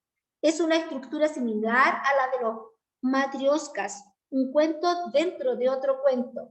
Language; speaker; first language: Spanish; native; Spanish